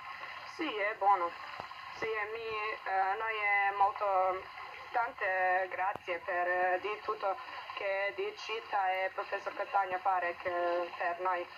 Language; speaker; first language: Italian; non-native, learner; Bosnian